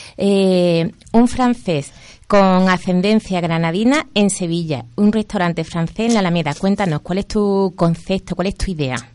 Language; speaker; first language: Spanish; native; Spanish